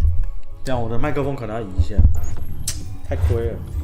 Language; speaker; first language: Chinese; native; Chinese